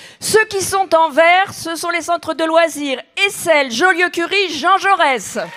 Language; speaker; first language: French; native; French